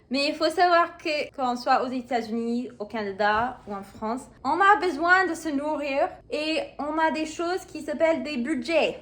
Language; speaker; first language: French; non-native, fluent; English